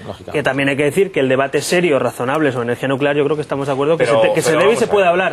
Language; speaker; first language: Spanish; native; Spanish